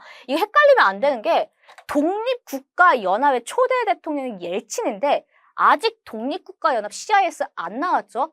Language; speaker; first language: Korean; native; Korean